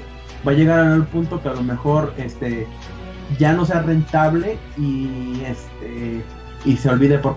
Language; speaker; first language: Spanish; native; Spanish